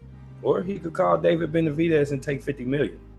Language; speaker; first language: English; native; English